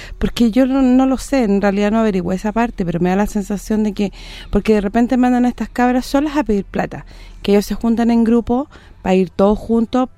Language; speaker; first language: Spanish; native; Spanish